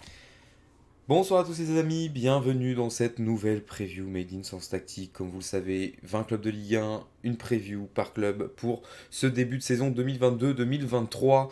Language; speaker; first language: French; native; French